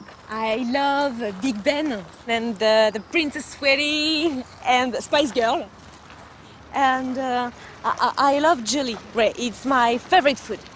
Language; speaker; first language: English; non-native, fluent; French